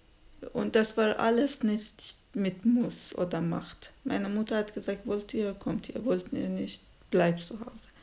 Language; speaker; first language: German; non-native, learner; Persian